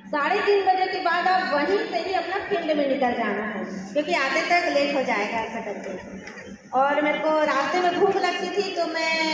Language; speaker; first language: Hindi; native; Hindi